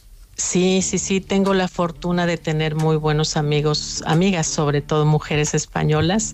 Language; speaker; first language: Spanish; native; Spanish